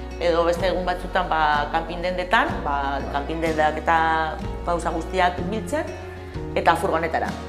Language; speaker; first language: Basque; non-native, local second language; Spanish